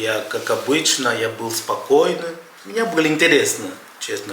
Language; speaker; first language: Russian; non-native, fluent; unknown